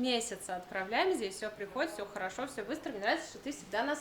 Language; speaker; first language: Russian; native; Russian